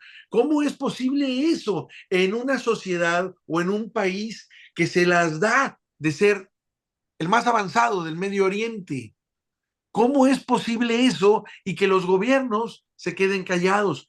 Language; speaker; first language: Spanish; native; Spanish